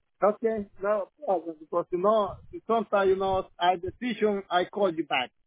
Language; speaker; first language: English; non-native, learner; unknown